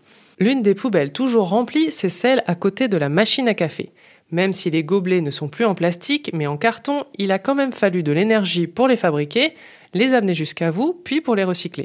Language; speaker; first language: French; native; French